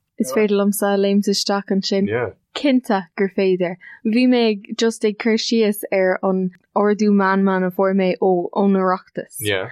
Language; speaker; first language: Irish; non-native, local second language; English